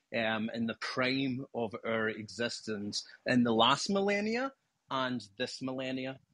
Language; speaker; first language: English; native; English